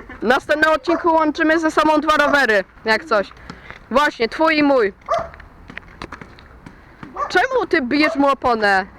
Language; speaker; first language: Polish; native; Polish